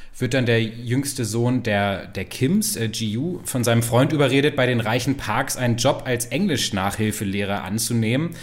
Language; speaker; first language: German; native; German